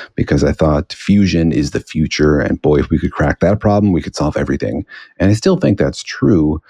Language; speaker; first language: English; native; English